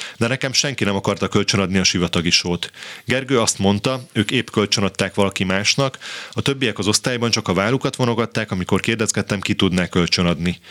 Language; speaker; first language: Hungarian; native; Hungarian